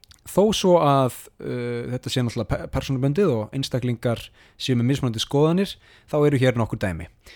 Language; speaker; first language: Icelandic; native; Icelandic